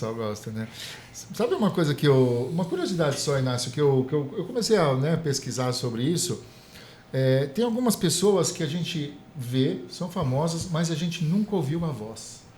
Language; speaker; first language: Portuguese; native; Portuguese